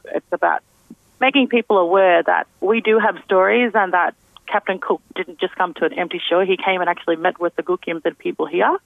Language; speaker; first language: English; native; English